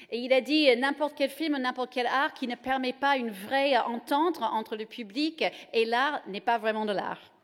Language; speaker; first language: French; native; French